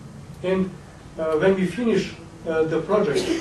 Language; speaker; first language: English; non-native, fluent; Serbian